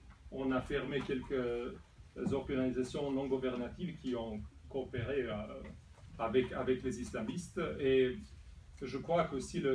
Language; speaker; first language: French; non-native, fluent; Serbian